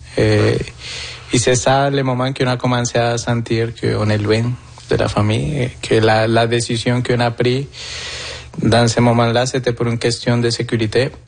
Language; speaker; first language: French; non-native, fluent; Spanish